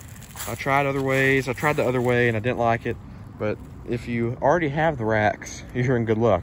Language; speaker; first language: English; native; English